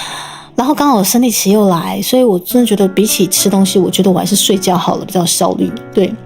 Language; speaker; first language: Chinese; native; Chinese